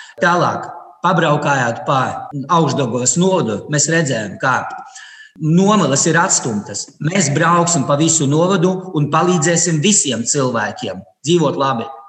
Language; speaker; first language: Latvian; non-native, local second language; Russian